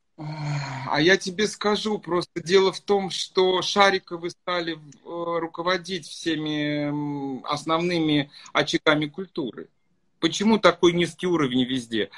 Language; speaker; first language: Russian; native; Russian